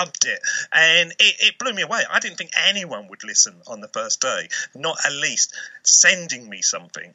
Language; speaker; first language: English; native; English